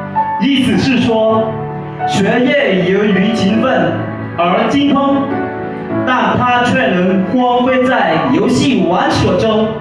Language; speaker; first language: Chinese; non-native, learner; Lao